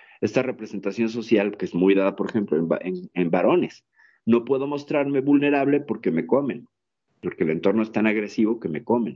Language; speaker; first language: Spanish; native; Spanish